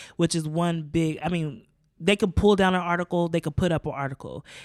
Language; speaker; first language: English; native; English